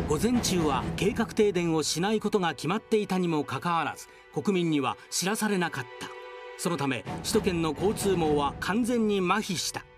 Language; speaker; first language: Japanese; native; Japanese